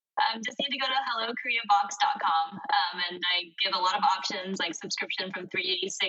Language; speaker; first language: English; non-native, local second language; Korean